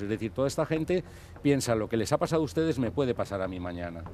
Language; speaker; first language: Spanish; native; Spanish